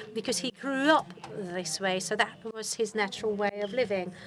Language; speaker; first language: English; non-native, fluent; Hungarian